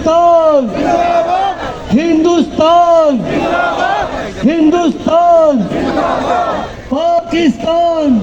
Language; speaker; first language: Hindi; non-native, local second language; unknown